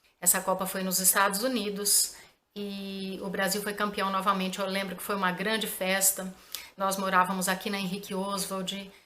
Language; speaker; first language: Portuguese; native; Portuguese